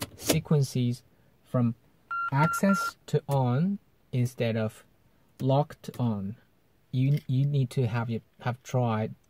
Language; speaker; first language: English; non-native, learner; Chinese